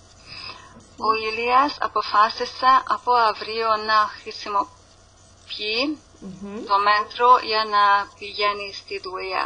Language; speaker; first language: Greek; non-native, learner; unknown